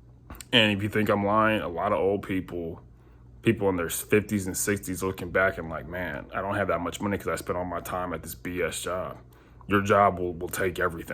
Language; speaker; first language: English; native; English